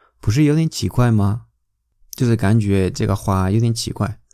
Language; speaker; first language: Chinese; non-native, fluent; Spanish